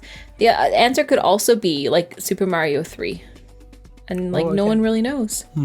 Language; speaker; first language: English; native; English